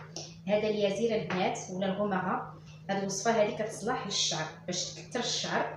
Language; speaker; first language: Arabic; native; Arabic